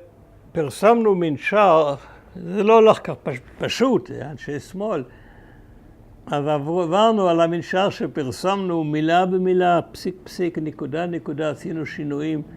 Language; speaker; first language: Hebrew; early bilingual, other home language; German